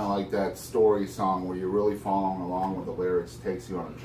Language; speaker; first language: English; native; English